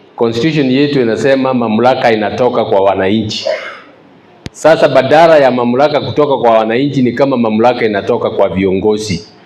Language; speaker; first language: Swahili; non-native, local second language; Gusii